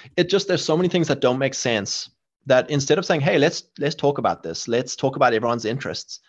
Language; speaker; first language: English; native; English